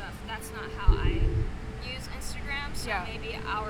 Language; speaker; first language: English; native; English